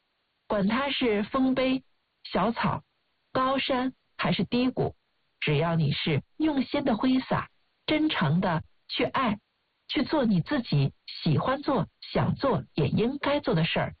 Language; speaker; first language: Chinese; native; Chinese